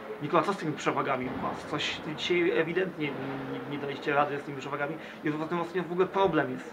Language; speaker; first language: Polish; native; Polish